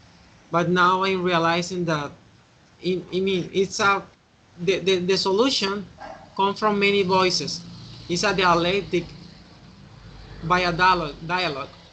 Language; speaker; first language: English; non-native, fluent; Spanish